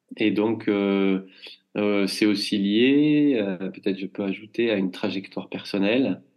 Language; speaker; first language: French; native; French